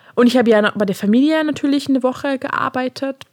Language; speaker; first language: German; non-native, fluent; Hungarian